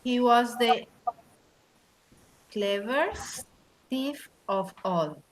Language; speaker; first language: English; non-native, learner; Spanish